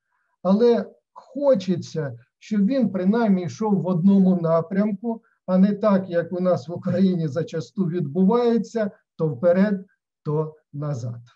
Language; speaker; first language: Ukrainian; native; Ukrainian